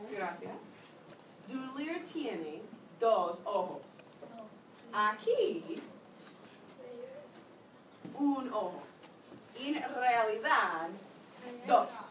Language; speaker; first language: Spanish; non-native, learner; English